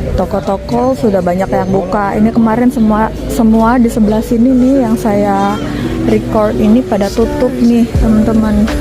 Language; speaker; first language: Indonesian; native; Indonesian